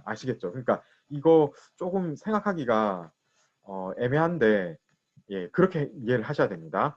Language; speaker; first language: Korean; native; Korean